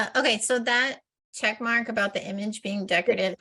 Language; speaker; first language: English; native; English